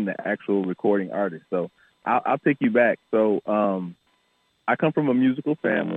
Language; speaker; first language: English; native; English